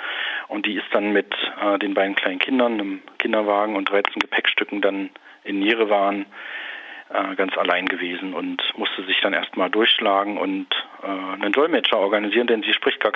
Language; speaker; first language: German; native; German